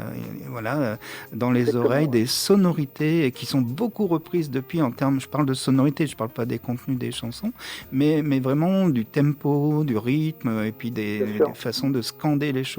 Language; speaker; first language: French; native; French